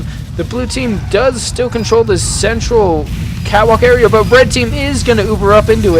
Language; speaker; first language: English; native; English